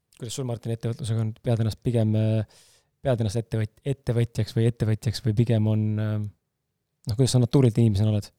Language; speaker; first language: Estonian; native; Estonian